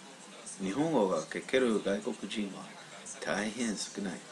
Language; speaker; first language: Japanese; non-native, learner; English